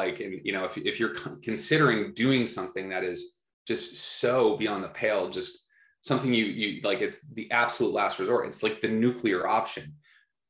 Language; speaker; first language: English; native; English